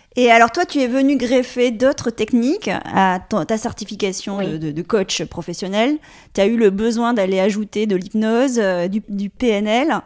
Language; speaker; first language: French; native; French